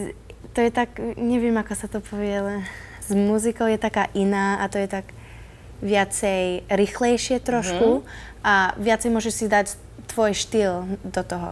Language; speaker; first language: Slovak; early bilingual, heritage; Slovak